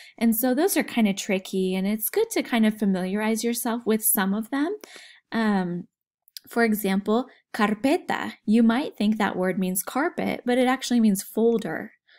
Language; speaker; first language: English; native; English